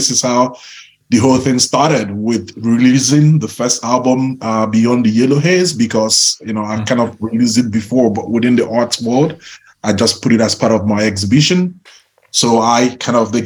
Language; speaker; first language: English; non-native, local second language; Igbo